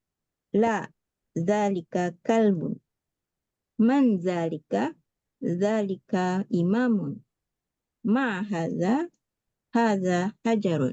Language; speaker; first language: Arabic; non-native, learner; Malay